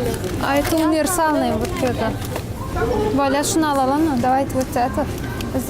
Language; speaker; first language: Russian; non-native, learner; Turkmen